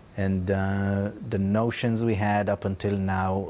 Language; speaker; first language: English; non-native, fluent; Hebrew